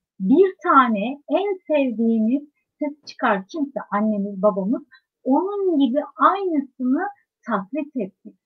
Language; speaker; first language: Turkish; native; Turkish